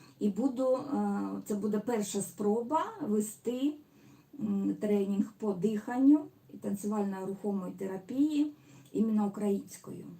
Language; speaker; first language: Ukrainian; non-native, local second language; Russian